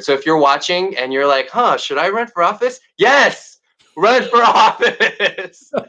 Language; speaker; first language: English; native; English